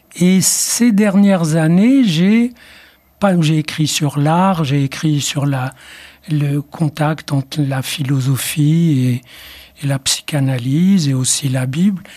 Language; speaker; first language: French; non-native, local second language; Arabic